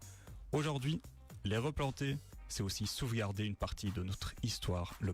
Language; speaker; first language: French; native; French